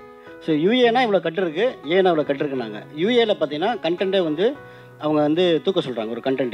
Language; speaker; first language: Tamil; native; Tamil